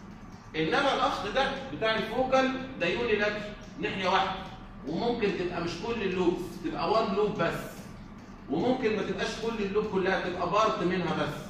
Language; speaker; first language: Arabic; native; Arabic